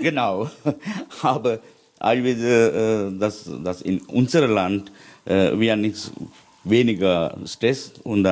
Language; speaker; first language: German; non-native, learner; Sinhala